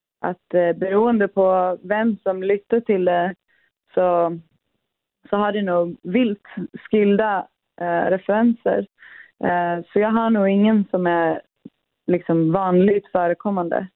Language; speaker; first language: Swedish; early bilingual, other home language; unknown